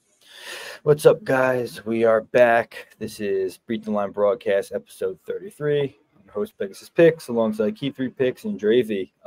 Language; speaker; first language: English; native; English